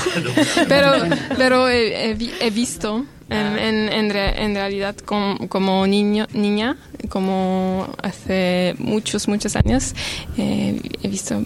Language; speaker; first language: Spanish; non-native, learner; Italian